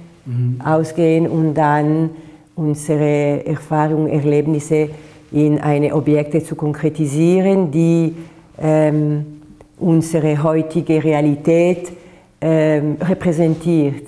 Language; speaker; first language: German; non-native, fluent; Italian